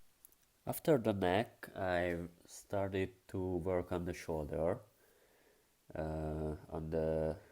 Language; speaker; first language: English; non-native, fluent; Hungarian